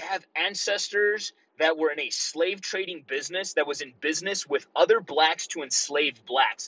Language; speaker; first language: English; early bilingual, other home language; Spanish